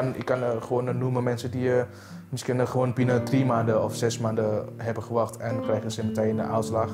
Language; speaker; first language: Dutch; non-native, fluent; Indonesian